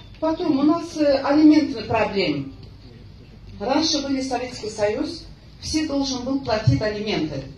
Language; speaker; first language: Russian; non-native, local second language; Azerbaijani